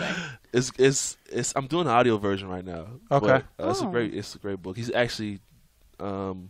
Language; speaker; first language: English; native; English